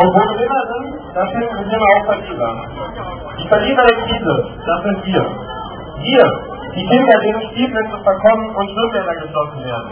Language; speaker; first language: German; native; German